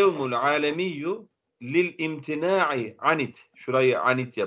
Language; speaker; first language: Turkish; native; Turkish